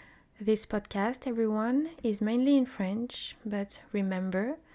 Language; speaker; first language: English; non-native, fluent; French